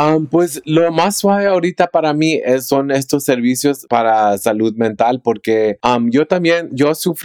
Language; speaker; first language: Spanish; early bilingual, heritage; Spanish